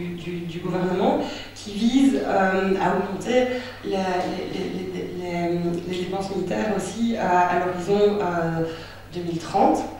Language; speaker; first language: French; native; French